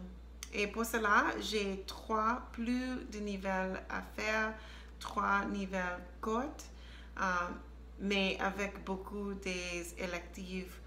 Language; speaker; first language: French; non-native, learner; English